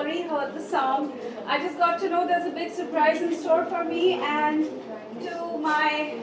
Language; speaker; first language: English; non-native, local second language; Hindi